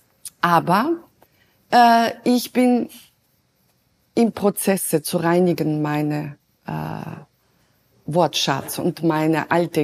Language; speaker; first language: German; non-native, fluent; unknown